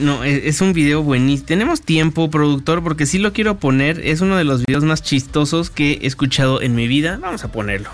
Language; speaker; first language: Spanish; native; Spanish